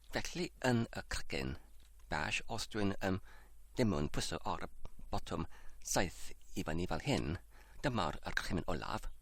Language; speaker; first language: Welsh; non-native, learner; English